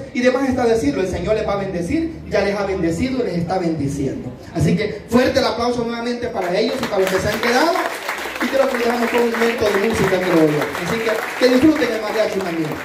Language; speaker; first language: Spanish; native; Spanish